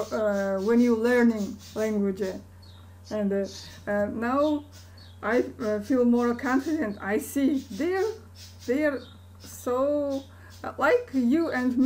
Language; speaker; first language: English; non-native, learner; Kazakh